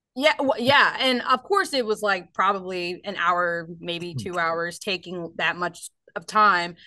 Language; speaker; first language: English; native; English